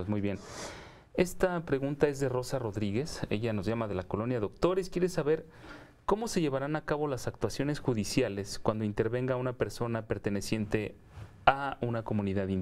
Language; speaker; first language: Spanish; native; Spanish